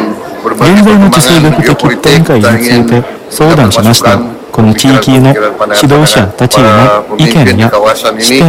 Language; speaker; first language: Japanese; non-native, fluent; Indonesian